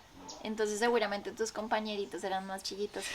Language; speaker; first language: Spanish; native; Spanish